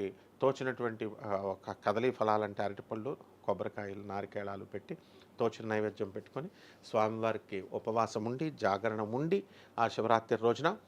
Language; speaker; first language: Telugu; native; Telugu